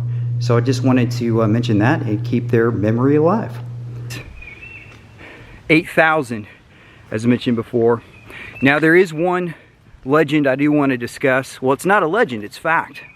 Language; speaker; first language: English; native; English